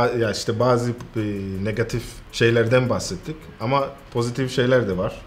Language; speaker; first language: Turkish; non-native, fluent; Swahili